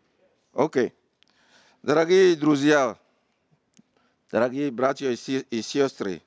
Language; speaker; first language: Russian; non-native, fluent; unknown